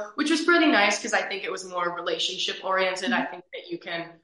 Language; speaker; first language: English; native; English